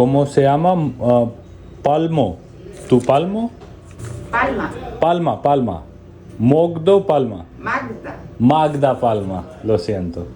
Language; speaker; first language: Spanish; non-native, learner; Hindi